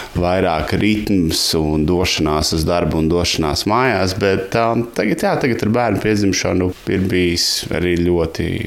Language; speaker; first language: Latvian; native; Latvian